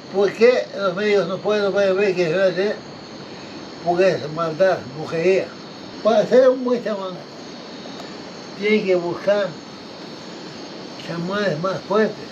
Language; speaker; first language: Spanish; non-native, local second language; Quechua